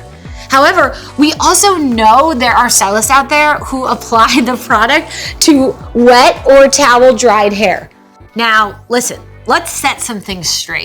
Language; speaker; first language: English; native; English